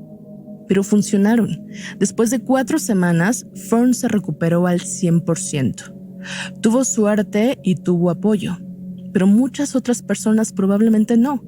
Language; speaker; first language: Spanish; native; Spanish